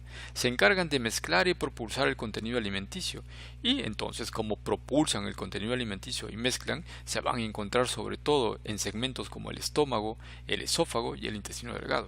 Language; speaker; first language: Spanish; native; Spanish